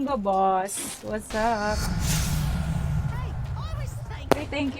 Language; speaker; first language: English; non-native, local second language; Filipino